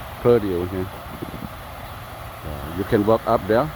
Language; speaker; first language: English; non-native, learner; Lao